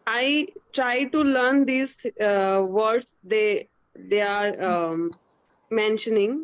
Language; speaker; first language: English; non-native, learner; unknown